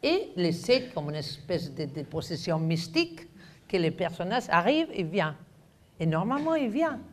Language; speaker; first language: French; non-native, fluent; Spanish